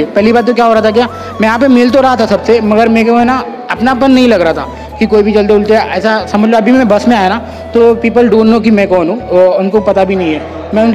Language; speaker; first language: Hindi; native; Hindi